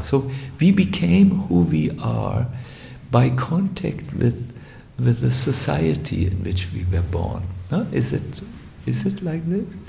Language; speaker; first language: English; non-native, fluent; German